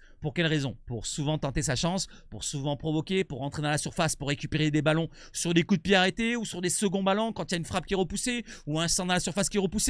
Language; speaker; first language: French; native; French